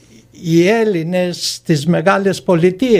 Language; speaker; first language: Greek; early bilingual, other home language; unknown